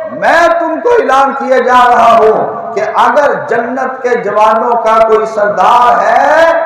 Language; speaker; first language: Urdu; non-native, local second language; Punjabi